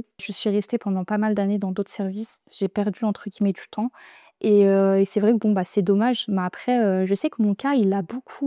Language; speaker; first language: French; native; French